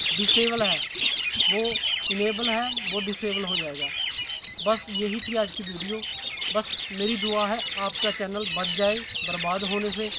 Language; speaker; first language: Hindi; non-native, local second language; Punjabi